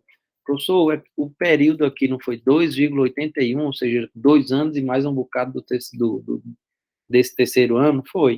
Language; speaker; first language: Portuguese; native; Portuguese